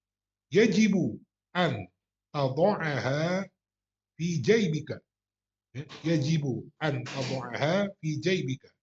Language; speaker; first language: Arabic; non-native, fluent; Indonesian